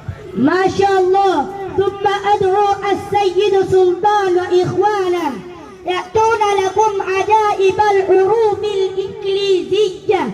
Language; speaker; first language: Arabic; non-native, learner; Urdu